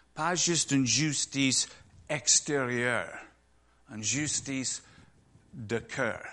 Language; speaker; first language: French; non-native, learner; English